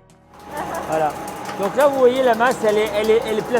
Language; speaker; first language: French; native; French